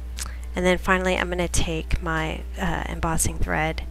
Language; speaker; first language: English; native; English